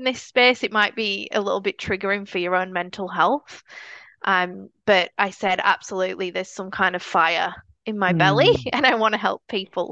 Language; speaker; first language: English; native; English